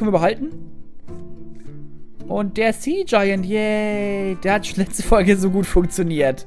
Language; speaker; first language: German; native; German